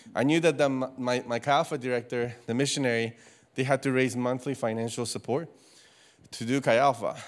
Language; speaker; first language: English; non-native, fluent; Spanish